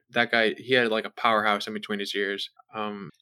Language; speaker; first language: English; native; English